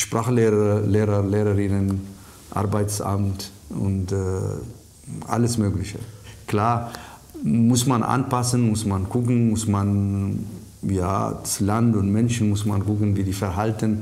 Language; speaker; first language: German; non-native, fluent; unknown